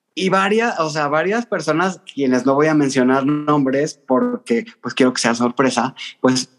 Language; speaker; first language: Spanish; native; Spanish